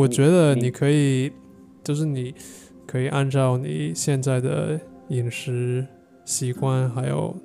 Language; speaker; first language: Chinese; non-native, learner; English